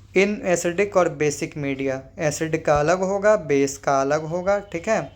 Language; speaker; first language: Hindi; native; Hindi